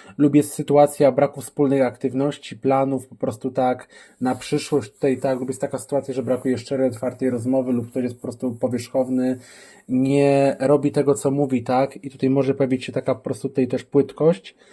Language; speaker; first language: Polish; native; Polish